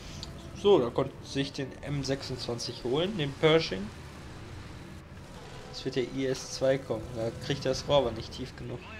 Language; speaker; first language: German; native; German